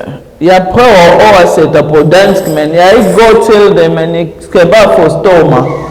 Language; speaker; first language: Danish; early bilingual, other home language; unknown